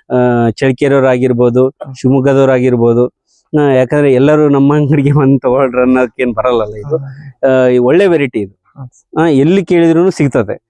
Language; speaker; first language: Kannada; native; Kannada